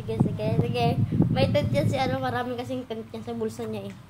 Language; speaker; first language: Filipino; native; Filipino